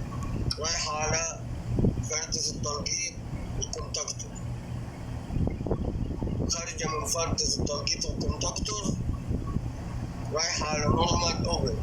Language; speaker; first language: Arabic; native; Arabic